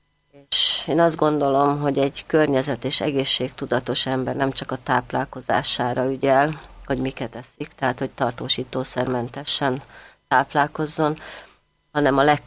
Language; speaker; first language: Hungarian; native; Hungarian